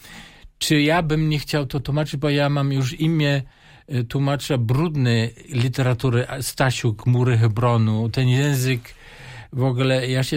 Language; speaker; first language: Polish; non-native, fluent; German